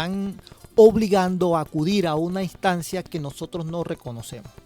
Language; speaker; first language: Spanish; native; Spanish